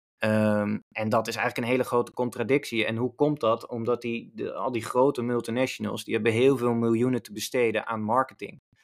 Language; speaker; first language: Dutch; native; Dutch